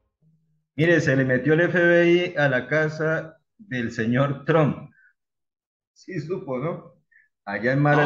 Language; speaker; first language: Spanish; native; Spanish